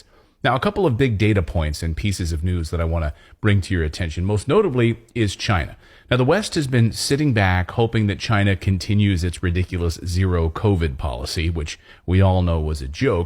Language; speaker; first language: English; native; English